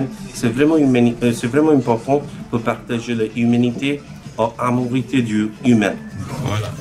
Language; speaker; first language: French; non-native, learner; Bangla